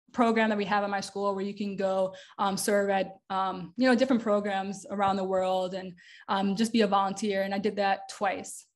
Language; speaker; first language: English; native; English